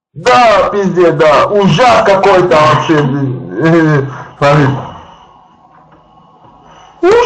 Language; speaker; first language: Russian; non-native, learner; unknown